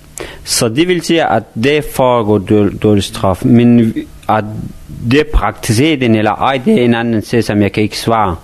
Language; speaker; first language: Danish; non-native, fluent; Persian